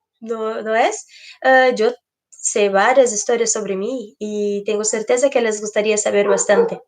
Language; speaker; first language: Spanish; non-native, fluent; Portuguese